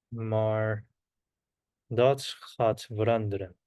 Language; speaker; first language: Dutch; non-native, learner; Korean